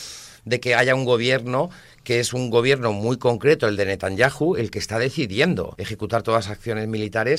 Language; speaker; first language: Spanish; native; Spanish